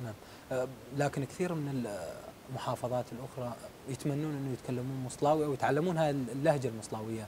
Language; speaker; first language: Arabic; native; Arabic